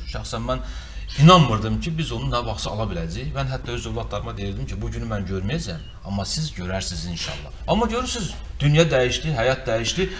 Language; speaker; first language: Azerbaijani; native; Azerbaijani